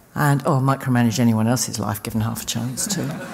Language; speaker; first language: English; native; English